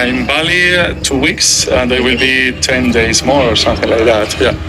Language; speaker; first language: English; non-native, fluent; Spanish